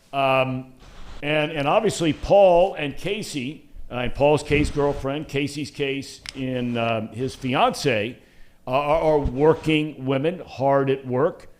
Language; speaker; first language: English; native; English